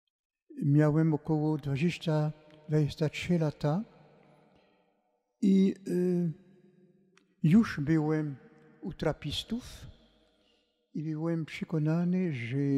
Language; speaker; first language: Polish; non-native, fluent; French